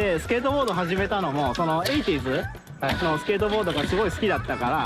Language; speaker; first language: Japanese; native; Japanese